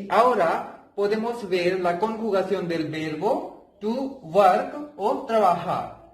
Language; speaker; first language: Spanish; non-native, fluent; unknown